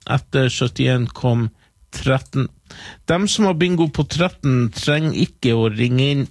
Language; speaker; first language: Norwegian; native; Norwegian